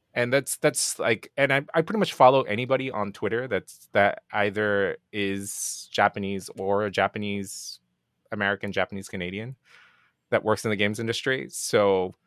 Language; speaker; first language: English; non-native, fluent; Japanese